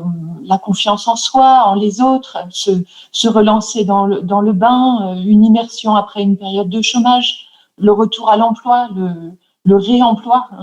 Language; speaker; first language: French; native; French